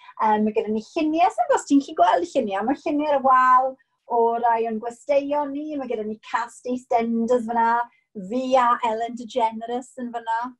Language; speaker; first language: Welsh; non-native, local second language; English